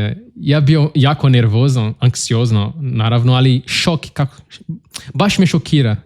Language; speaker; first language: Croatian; non-native, learner; Portuguese